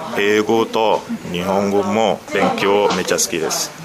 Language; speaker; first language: Japanese; non-native, learner; Bambara